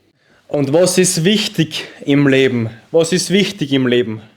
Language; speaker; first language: German; native; German